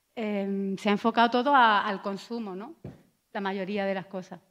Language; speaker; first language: Spanish; native; Spanish